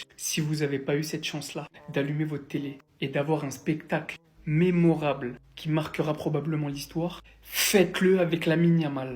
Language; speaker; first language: French; native; French